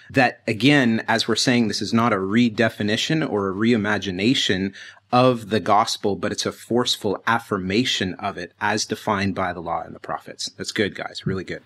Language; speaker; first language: English; native; English